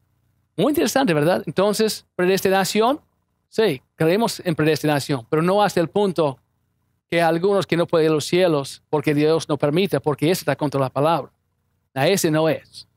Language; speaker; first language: Spanish; non-native, fluent; English